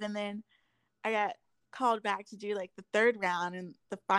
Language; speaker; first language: English; native; English